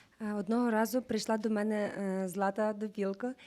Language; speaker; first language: Ukrainian; native; Ukrainian